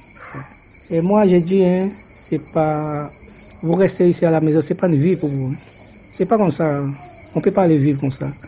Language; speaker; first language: French; non-native, local second language; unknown